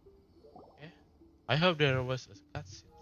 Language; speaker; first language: English; non-native, learner; Indonesian